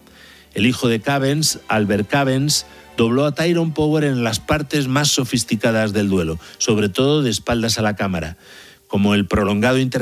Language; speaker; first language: Spanish; native; Spanish